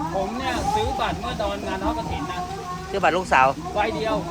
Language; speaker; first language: Thai; native; Thai